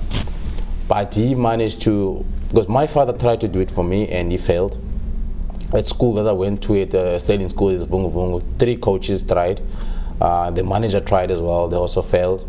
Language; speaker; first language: English; non-native, local second language; Xhosa